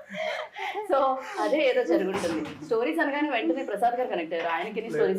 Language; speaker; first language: Telugu; native; Telugu